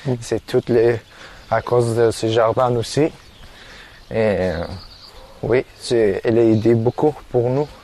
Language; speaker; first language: French; non-native, learner; Persian